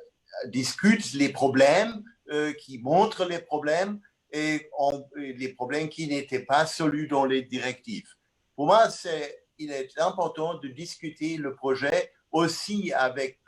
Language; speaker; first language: French; non-native, fluent; German